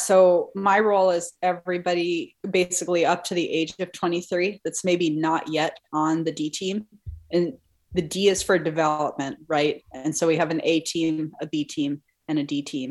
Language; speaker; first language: English; native; English